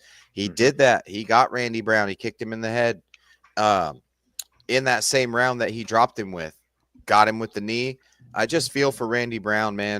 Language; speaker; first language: English; native; English